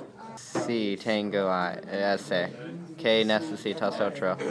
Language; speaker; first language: Spanish; non-native, learner; English